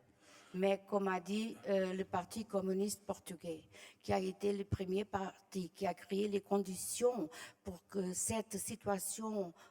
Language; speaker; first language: French; non-native, fluent; Portuguese